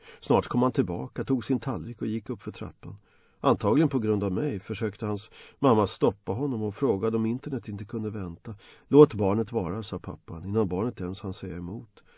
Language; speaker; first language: Swedish; non-native, fluent; Bosnian